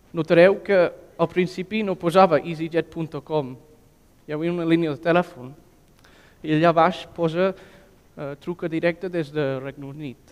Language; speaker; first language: Catalan; non-native, fluent; English